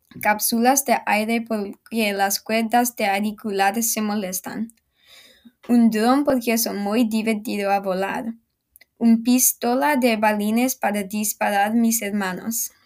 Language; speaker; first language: Spanish; non-native, learner; English